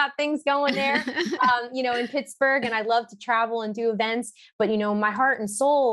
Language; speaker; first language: English; native; English